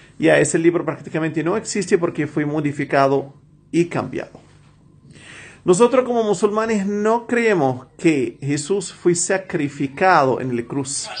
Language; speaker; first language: Spanish; non-native, fluent; Arabic